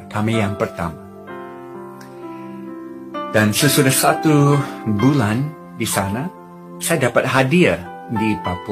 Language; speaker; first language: Indonesian; non-native, fluent; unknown